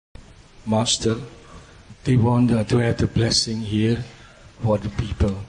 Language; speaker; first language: English; non-native, fluent; Indonesian